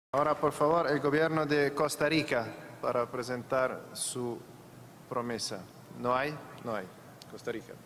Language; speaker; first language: Spanish; non-native, fluent; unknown